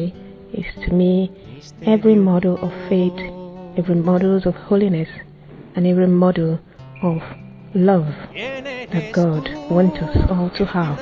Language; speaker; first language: English; non-native, local second language; Igbo